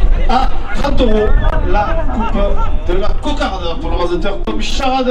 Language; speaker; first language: French; native; French